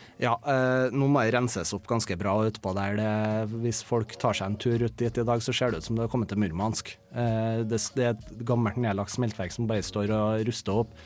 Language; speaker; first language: Norwegian; native; Norwegian